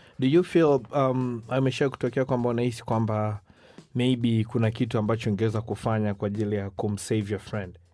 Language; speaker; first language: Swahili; native; Swahili